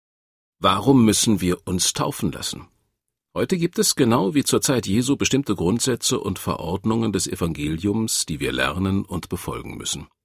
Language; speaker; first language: German; native; German